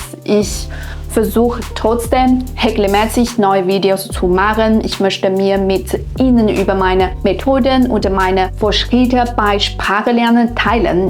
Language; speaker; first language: German; non-native, fluent; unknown